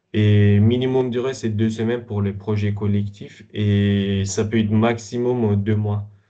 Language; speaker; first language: French; non-native, fluent; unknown